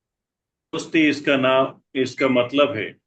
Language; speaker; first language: Hindi; non-native, learner; Bangla